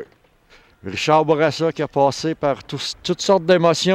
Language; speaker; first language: French; native; French